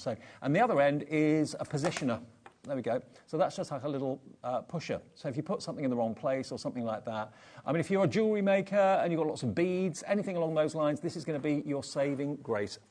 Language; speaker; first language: English; native; English